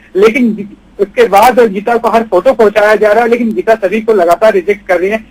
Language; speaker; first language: Hindi; native; Hindi